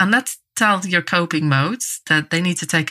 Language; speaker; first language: English; native; English